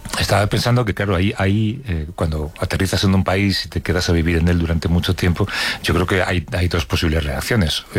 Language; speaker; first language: Spanish; native; Spanish